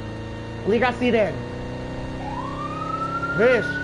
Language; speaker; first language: Portuguese; native; Portuguese